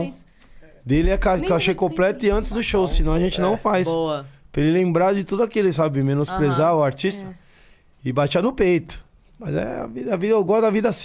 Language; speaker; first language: Portuguese; native; Portuguese